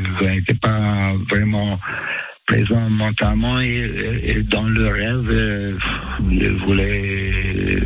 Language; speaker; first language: French; non-native, fluent; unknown